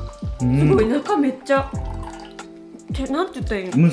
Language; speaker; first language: French; non-native, learner; Japanese